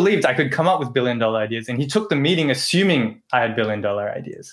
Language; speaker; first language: English; native; English